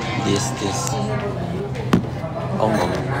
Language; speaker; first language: English; non-native, learner; Thai